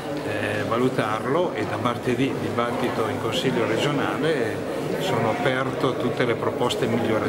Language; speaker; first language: Italian; native; Italian